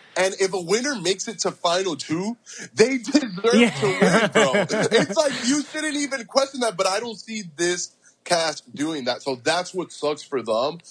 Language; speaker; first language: English; early bilingual, other home language; Spanish